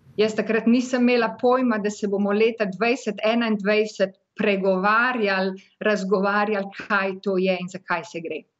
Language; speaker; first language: Slovenian; native; Slovenian